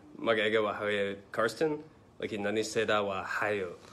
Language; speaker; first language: Somali; non-native, learner; English